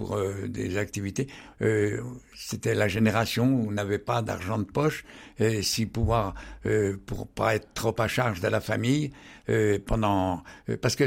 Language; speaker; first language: French; native; French